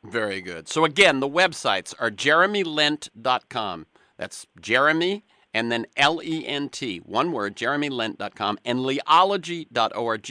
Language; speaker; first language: English; native; English